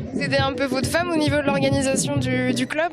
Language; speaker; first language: French; native; French